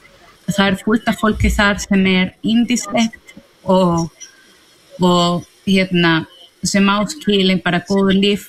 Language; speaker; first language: Icelandic; non-native, fluent; Spanish